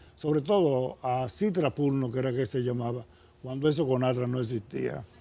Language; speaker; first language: Spanish; native; Spanish